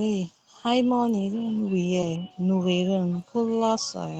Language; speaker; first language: Korean; non-native, learner; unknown